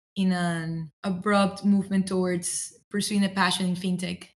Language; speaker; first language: English; non-native, fluent; Spanish